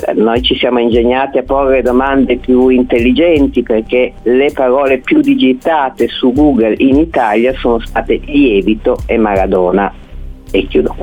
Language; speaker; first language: Italian; native; Italian